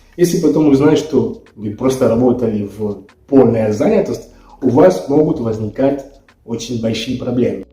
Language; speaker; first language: Russian; non-native, fluent; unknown